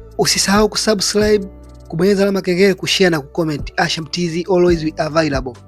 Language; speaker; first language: Swahili; native; Swahili